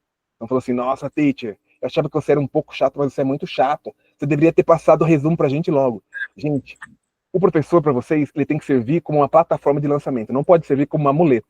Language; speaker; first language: Portuguese; native; Portuguese